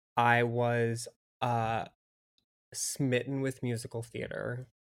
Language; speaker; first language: English; native; English